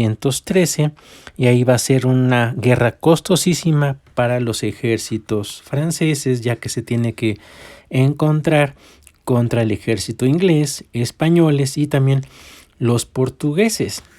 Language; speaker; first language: Spanish; native; Spanish